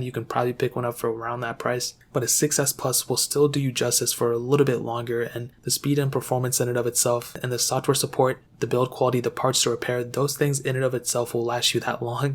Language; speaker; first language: English; native; English